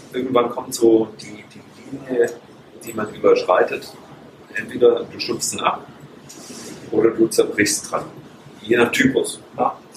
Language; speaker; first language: German; native; German